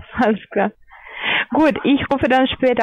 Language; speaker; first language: German; non-native, learner; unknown